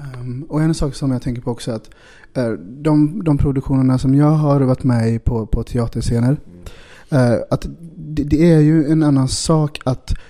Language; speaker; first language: Swedish; native; Swedish